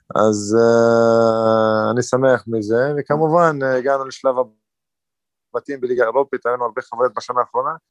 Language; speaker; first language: Hebrew; non-native, local second language; Arabic